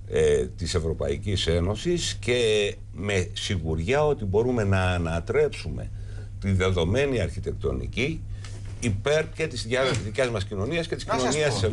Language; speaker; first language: Greek; native; Greek